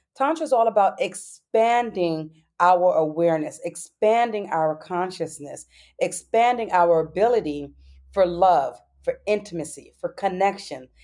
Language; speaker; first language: English; native; English